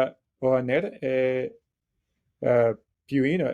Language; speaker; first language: Greek; non-native, learner; English